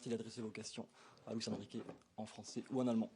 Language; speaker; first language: French; native; French